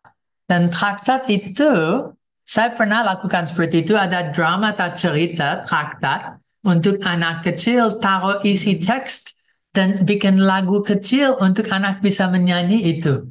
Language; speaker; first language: Indonesian; non-native, fluent; English